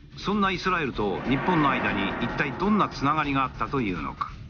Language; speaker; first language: Japanese; native; Japanese